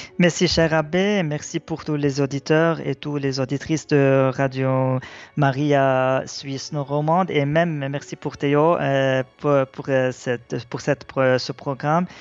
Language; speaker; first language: French; non-native, local second language; Arabic